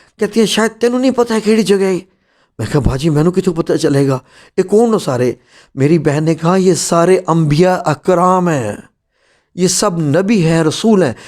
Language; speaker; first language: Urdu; non-native, local second language; Punjabi